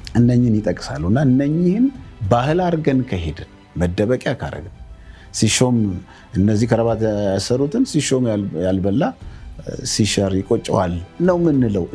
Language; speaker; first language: Amharic; non-native, local second language; Oromo